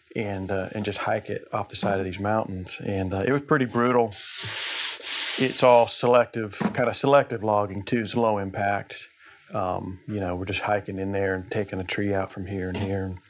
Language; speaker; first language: English; native; English